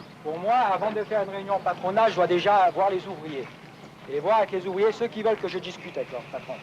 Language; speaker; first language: French; native; French